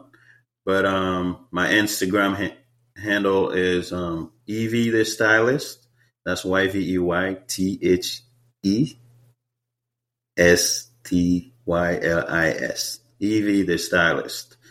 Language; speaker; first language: English; non-native, fluent; Haitian Creole